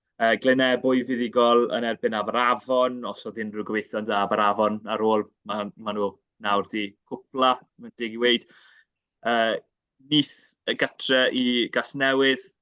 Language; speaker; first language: Welsh; native; Welsh